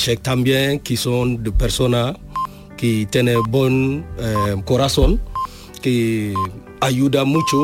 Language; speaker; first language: Spanish; non-native, learner; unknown